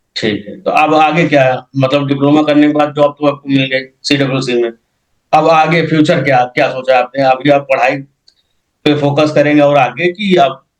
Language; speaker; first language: Hindi; native; Hindi